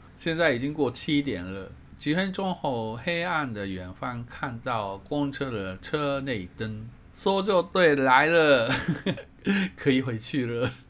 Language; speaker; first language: Chinese; non-native, fluent; Japanese